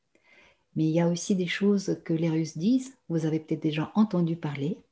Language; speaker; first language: French; non-native, fluent; Russian